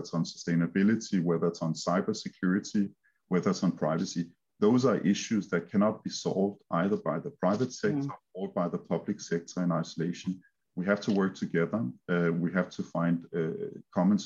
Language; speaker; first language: English; non-native, fluent; Danish